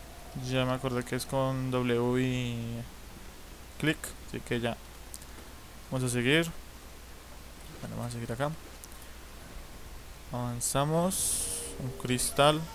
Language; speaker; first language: Spanish; native; Spanish